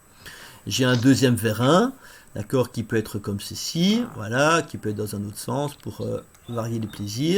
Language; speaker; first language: French; native; French